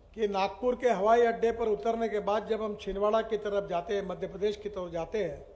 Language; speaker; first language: Hindi; non-native, local second language; Marathi